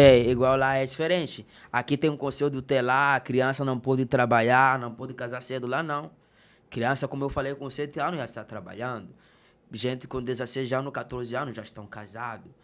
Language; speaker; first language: Portuguese; non-native, local second language; Makhuwa